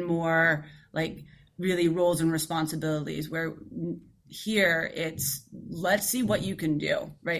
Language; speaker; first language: English; native; English